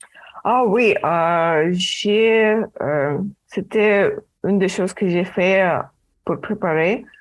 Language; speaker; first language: French; non-native, learner; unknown